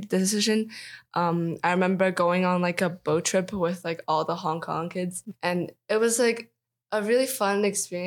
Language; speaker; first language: English; non-native, local second language; Cantonese